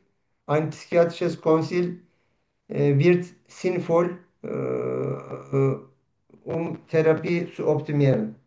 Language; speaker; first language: German; non-native, learner; Turkish